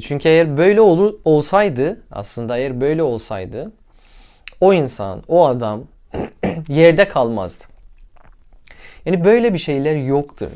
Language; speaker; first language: Turkish; non-native, learner; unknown